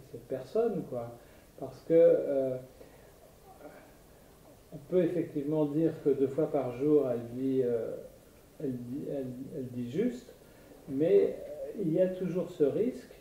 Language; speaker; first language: French; native; French